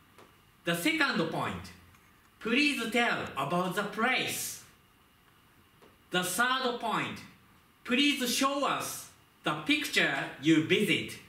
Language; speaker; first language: English; non-native, fluent; Japanese